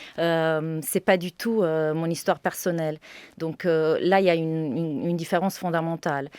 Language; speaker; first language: French; non-native, fluent; Romanian